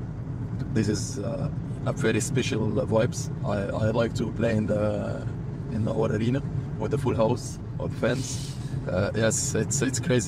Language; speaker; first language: English; non-native, fluent; Arabic